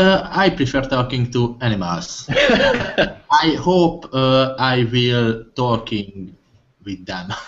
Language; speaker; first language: English; non-native, learner; Hungarian